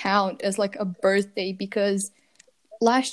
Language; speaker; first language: English; non-native, fluent; Portuguese